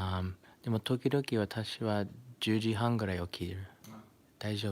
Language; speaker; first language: Japanese; non-native, learner; English